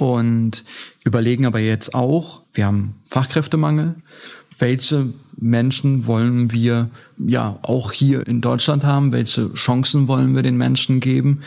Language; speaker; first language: German; early bilingual, other home language; Turkish